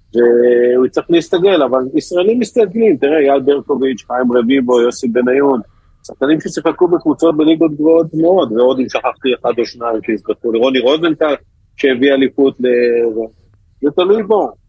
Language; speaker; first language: Hebrew; native; Hebrew